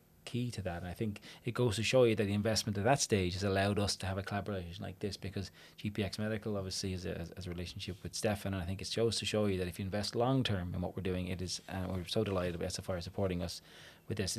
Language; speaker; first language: English; native; English